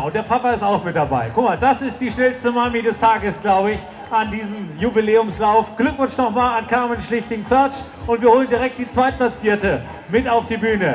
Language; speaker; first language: German; native; German